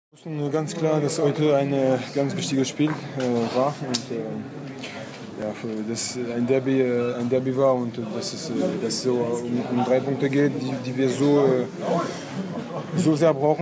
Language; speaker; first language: German; non-native, fluent; French